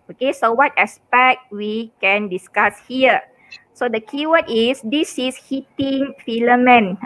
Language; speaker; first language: English; non-native, local second language; Malay